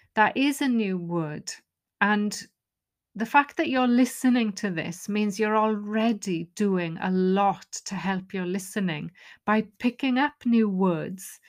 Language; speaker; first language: English; non-native, local second language; Welsh